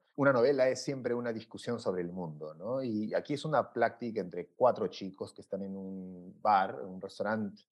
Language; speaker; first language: Spanish; native; Spanish